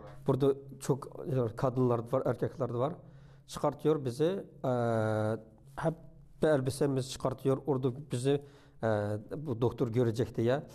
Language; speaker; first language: Turkish; non-native, learner; Uyghur